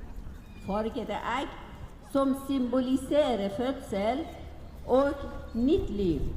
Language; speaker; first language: Norwegian; non-native, fluent; Persian